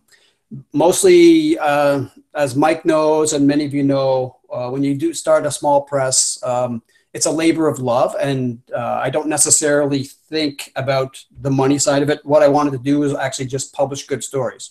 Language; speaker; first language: English; native; English